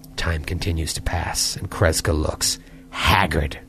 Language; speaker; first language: English; native; English